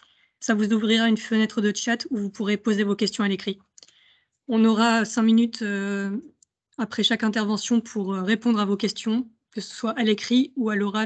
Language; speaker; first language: French; native; French